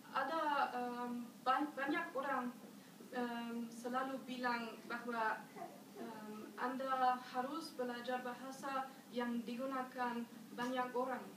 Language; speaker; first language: Indonesian; non-native, learner; German